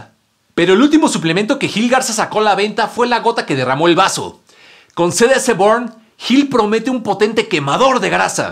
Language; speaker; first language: Spanish; native; Spanish